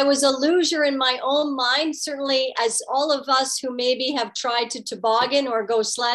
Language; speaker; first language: English; native; English